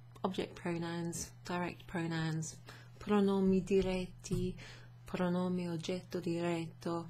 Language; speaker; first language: Italian; non-native, fluent; English